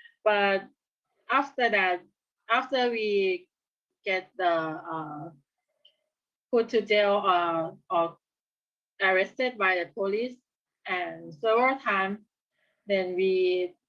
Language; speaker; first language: English; non-native, learner; Thai